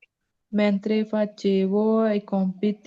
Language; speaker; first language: Italian; non-native, learner; Punjabi